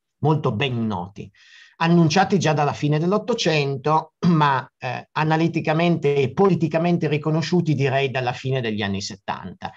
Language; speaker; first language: Italian; native; Italian